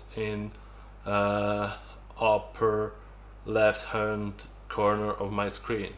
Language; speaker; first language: English; non-native, fluent; Polish